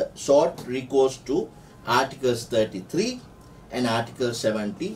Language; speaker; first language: English; non-native, local second language; Sinhala